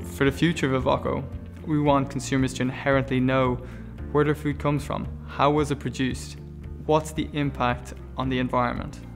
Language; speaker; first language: English; native; English